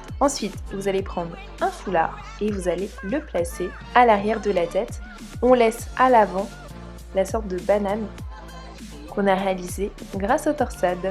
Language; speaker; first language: French; native; French